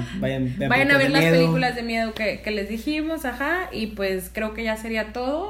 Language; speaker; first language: Spanish; native; Spanish